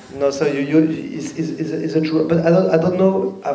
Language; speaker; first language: English; non-native, learner; French